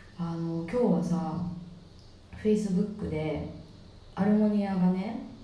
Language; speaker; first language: Japanese; native; Japanese